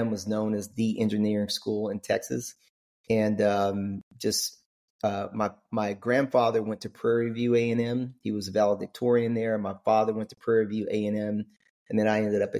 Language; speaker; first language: English; native; English